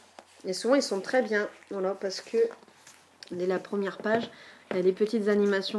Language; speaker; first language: French; native; French